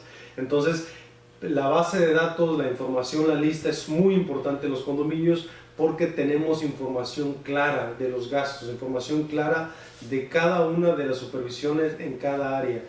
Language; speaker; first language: Spanish; native; Spanish